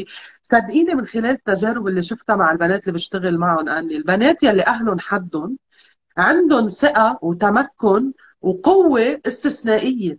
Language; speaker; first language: Arabic; native; Arabic